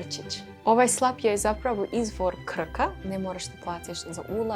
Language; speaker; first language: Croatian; non-native, learner; English